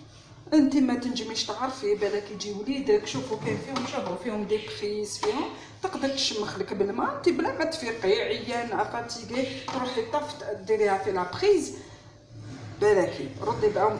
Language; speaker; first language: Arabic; native; Arabic